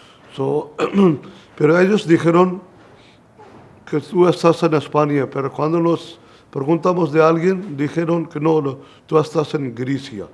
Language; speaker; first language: Spanish; non-native, learner; Punjabi